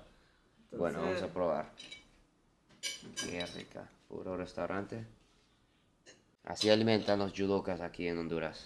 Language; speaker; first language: Spanish; non-native, fluent; Japanese